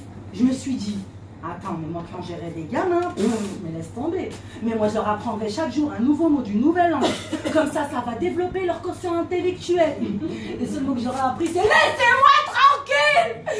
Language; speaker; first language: French; native; French